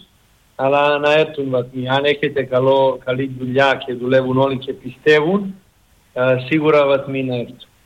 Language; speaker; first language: Greek; non-native, learner; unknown